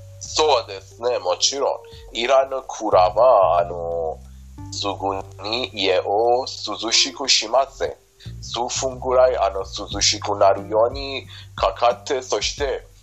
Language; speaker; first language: Japanese; non-native, fluent; Persian